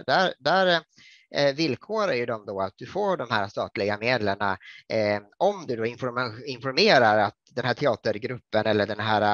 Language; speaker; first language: Swedish; native; Swedish